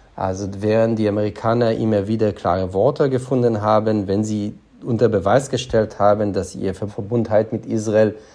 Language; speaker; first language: German; non-native, fluent; Hebrew